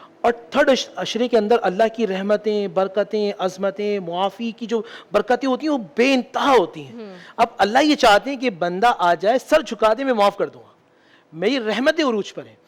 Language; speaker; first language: Urdu; native; Urdu